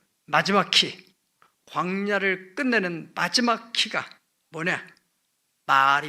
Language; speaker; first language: Korean; native; Korean